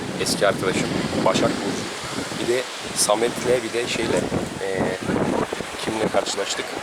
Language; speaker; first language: Turkish; native; Turkish